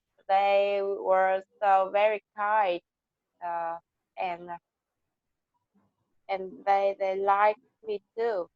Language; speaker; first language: English; non-native, learner; Vietnamese